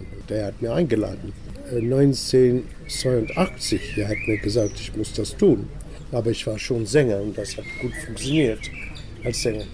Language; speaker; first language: German; non-native, fluent; English